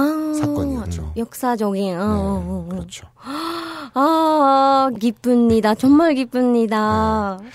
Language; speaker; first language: Korean; non-native, learner; Japanese